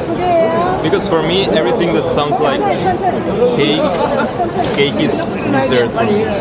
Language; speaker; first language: English; non-native, fluent; Spanish